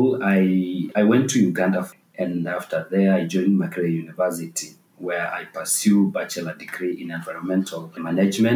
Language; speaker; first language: English; non-native, local second language; Masai